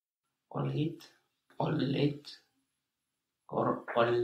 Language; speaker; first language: Finnish; non-native, learner; English